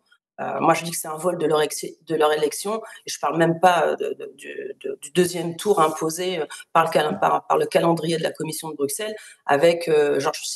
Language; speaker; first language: French; native; French